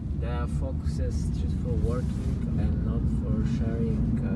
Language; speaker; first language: English; non-native, learner; Polish